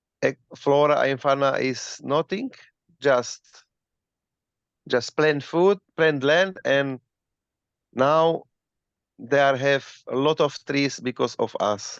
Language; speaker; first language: English; non-native, learner; Slovak